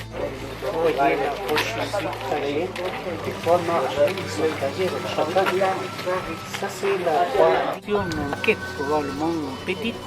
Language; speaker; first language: French; non-native, fluent; Spanish